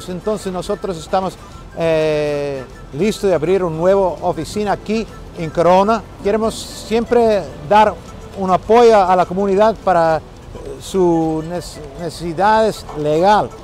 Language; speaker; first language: Spanish; non-native, fluent; English